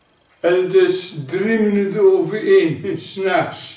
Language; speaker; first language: Dutch; native; Dutch